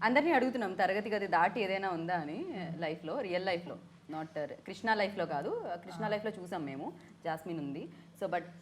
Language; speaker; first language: Telugu; native; Telugu